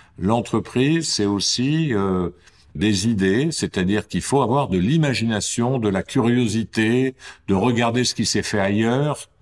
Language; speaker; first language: French; native; French